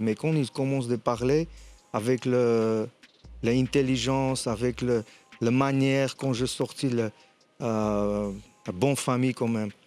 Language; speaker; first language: French; non-native, fluent; Armenian